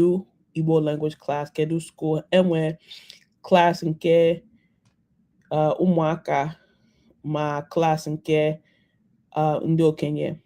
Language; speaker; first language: Igbo; non-native, learner; English